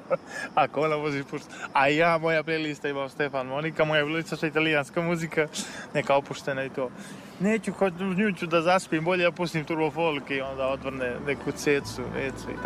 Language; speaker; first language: Serbian; native; Serbian